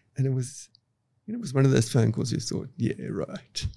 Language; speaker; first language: English; native; English